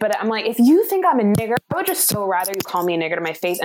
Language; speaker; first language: English; native; English